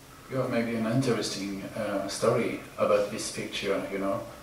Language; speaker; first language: English; non-native, fluent; French